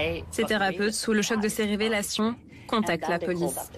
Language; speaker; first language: French; native; French